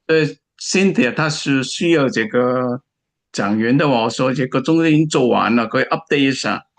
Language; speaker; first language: Chinese; native; Chinese